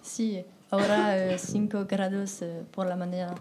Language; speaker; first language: Spanish; non-native, learner; French